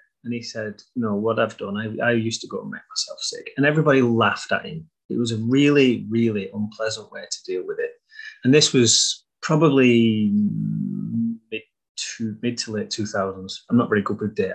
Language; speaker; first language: English; native; English